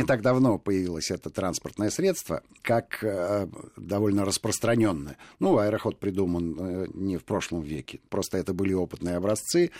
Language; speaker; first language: Russian; native; Russian